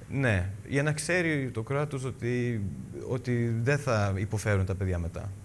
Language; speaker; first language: Greek; early bilingual, heritage; Greek